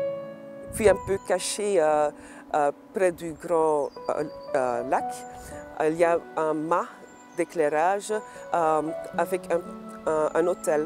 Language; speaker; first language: French; non-native, local second language; Dutch